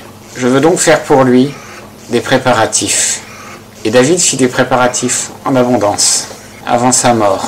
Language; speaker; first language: French; native; French